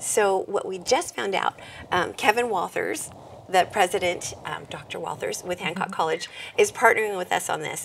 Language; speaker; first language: English; native; English